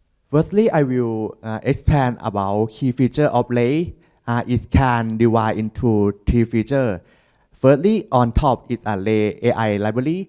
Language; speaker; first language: English; non-native, learner; Thai